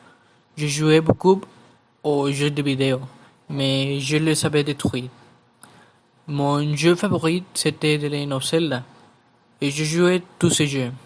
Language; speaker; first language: French; non-native, learner; Spanish